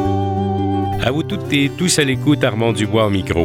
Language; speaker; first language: French; native; French